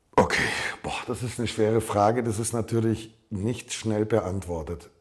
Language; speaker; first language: German; native; German